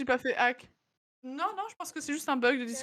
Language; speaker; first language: French; native; French